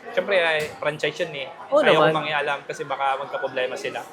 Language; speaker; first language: Filipino; native; Filipino